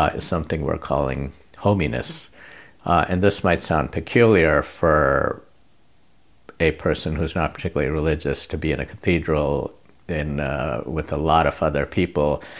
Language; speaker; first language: English; non-native, local second language; Bangla